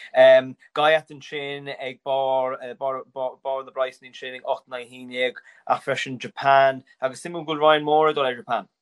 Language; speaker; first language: Irish; non-native, local second language; English